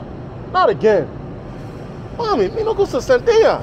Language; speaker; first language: Spanish; non-native, learner; English